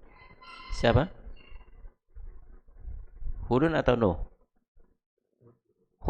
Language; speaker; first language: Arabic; non-native, fluent; Indonesian